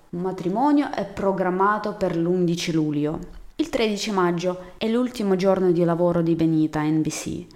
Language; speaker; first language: Italian; non-native, fluent; Russian